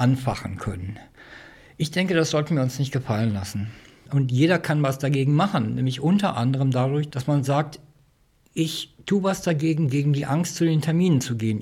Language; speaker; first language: German; native; German